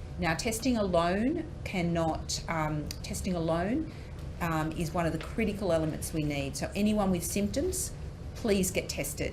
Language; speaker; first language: English; native; English